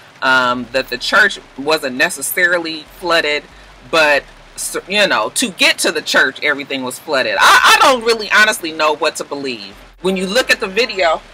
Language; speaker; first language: English; native; English